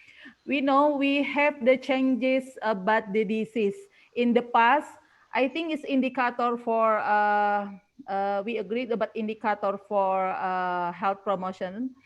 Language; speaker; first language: English; non-native, learner; Indonesian